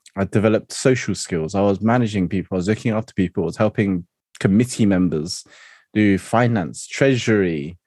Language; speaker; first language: English; non-native, local second language; Cantonese